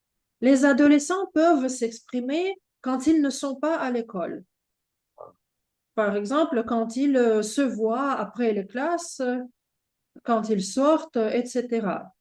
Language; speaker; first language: French; non-native, fluent; Russian